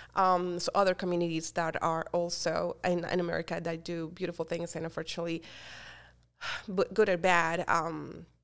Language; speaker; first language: English; non-native, fluent; Spanish